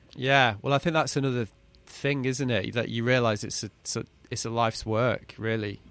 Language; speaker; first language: English; native; English